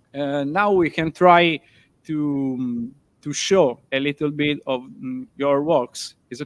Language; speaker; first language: English; non-native, learner; Italian